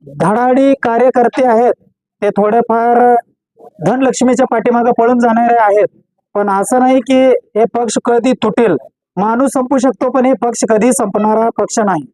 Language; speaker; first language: Marathi; non-native, local second language; Lambadi